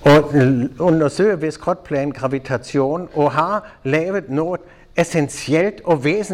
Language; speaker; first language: Danish; non-native, fluent; German